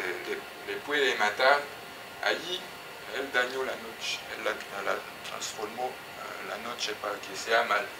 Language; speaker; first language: Spanish; non-native, fluent; French